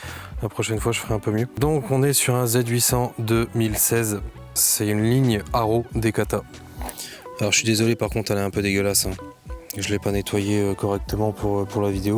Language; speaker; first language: French; native; French